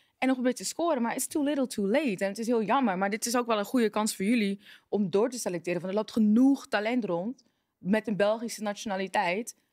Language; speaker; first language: Dutch; native; Dutch